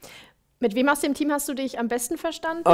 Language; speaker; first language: German; native; German